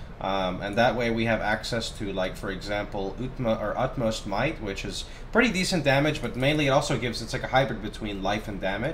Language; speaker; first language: English; native; English